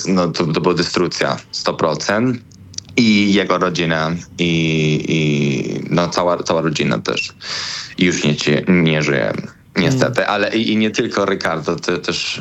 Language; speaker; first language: Polish; non-native, learner; Spanish